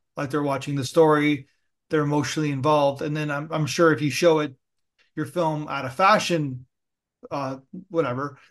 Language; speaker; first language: English; early bilingual, other home language; Italian